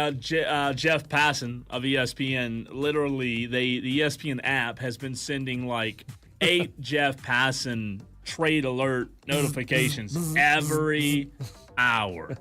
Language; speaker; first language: English; native; English